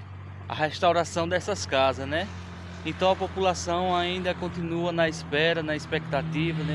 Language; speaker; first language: Portuguese; native; Portuguese